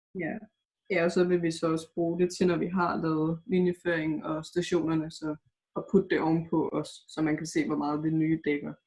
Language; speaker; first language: Danish; native; Danish